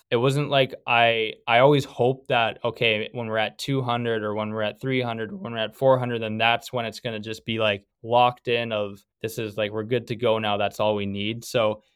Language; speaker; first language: English; native; English